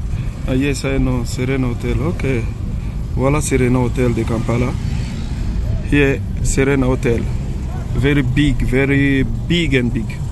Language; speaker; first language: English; non-native, learner; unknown